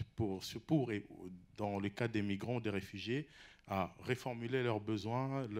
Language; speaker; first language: French; non-native, local second language; Lingala